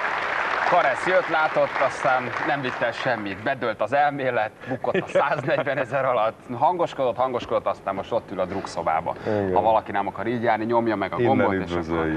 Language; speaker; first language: Hungarian; native; Hungarian